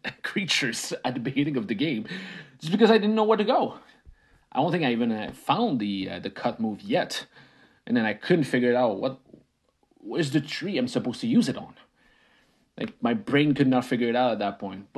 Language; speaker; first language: English; non-native, fluent; French